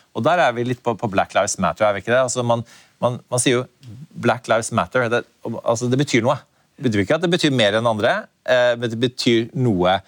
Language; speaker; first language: Norwegian; native; Norwegian